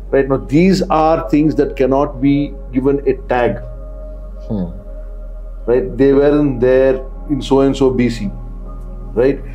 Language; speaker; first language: English; non-native, local second language; Telugu